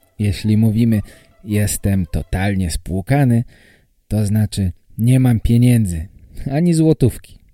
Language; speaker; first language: Polish; native; Polish